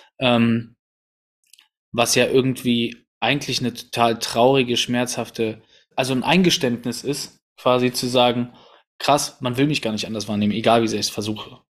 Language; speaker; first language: German; early bilingual, other home language; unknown